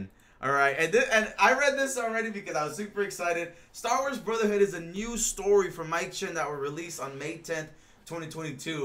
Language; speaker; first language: English; native; English